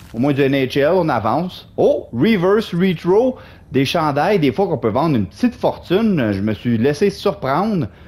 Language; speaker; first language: French; native; French